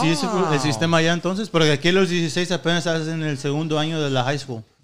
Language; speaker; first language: Spanish; early bilingual, heritage; Spanish